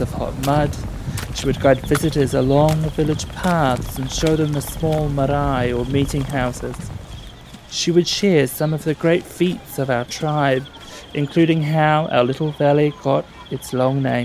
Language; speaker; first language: English; native; English